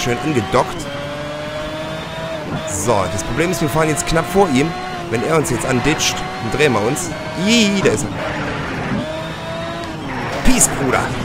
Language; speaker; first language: German; native; German